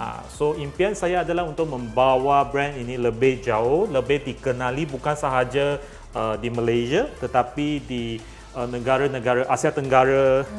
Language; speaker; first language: Malay; native; Malay